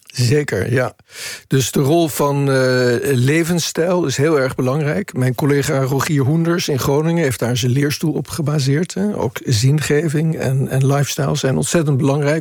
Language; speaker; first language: Dutch; native; Dutch